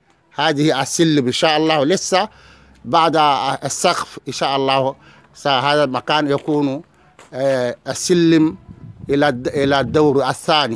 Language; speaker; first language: Arabic; non-native, fluent; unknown